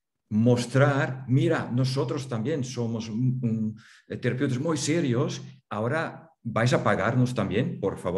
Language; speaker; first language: Spanish; non-native, fluent; Dutch